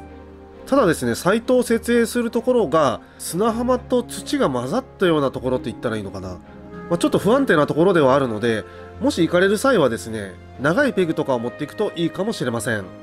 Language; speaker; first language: Japanese; native; Japanese